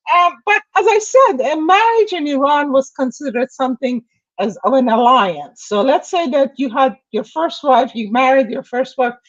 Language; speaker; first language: English; non-native, fluent; Persian